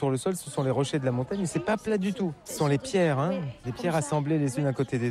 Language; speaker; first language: French; native; French